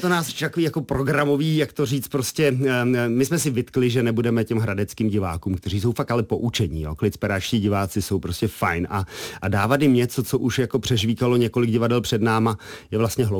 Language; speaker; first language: Czech; native; Czech